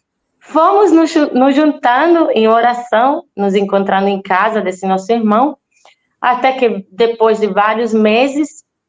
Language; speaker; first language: Portuguese; non-native, fluent; Italian